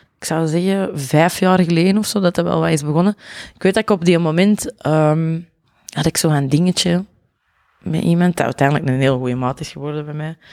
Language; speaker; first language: Dutch; native; Dutch